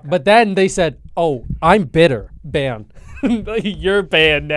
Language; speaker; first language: English; native; English